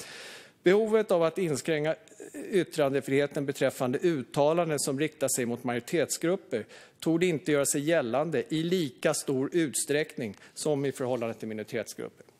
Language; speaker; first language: Swedish; native; Swedish